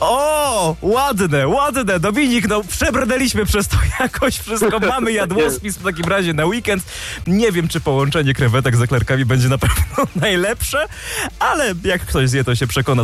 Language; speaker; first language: Polish; native; Polish